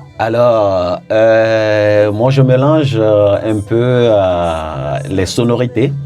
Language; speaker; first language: French; non-native, local second language; Ewe